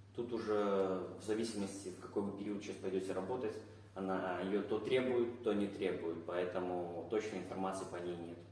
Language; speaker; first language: Russian; native; Russian